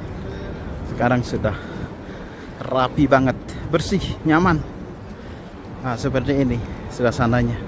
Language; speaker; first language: Indonesian; native; Indonesian